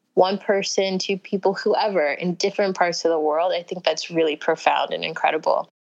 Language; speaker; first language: English; early bilingual, other home language; Akan